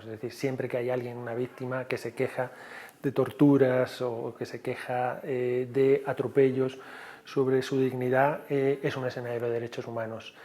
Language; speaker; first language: Spanish; native; Spanish